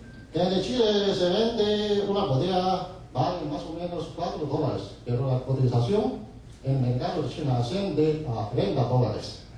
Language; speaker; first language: Spanish; non-native, fluent; Chinese